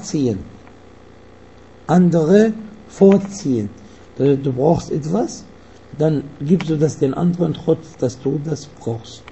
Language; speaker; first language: German; non-native, fluent; Arabic